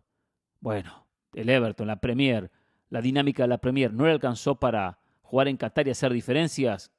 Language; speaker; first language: Spanish; native; Spanish